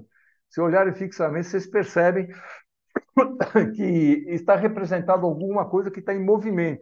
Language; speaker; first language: Portuguese; native; Portuguese